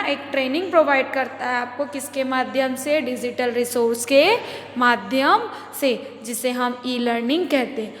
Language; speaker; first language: Hindi; native; Hindi